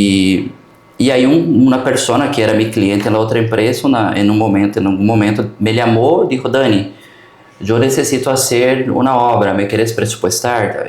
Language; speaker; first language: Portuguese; early bilingual, heritage; Portuguese